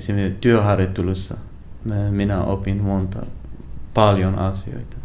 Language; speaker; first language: Finnish; non-native, learner; Arabic